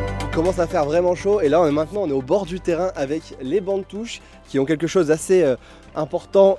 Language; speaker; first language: French; native; French